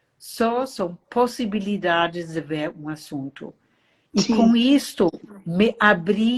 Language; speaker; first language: Portuguese; non-native, fluent; German